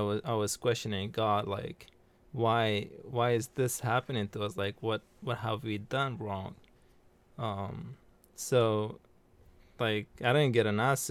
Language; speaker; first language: English; early bilingual, other home language; Arabic